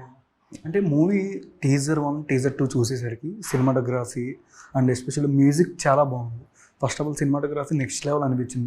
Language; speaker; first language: Telugu; native; Telugu